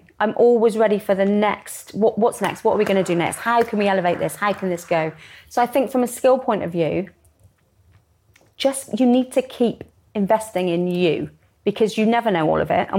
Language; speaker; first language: English; native; English